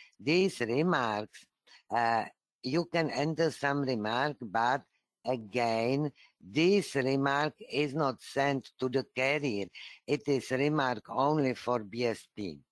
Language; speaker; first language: English; non-native, fluent; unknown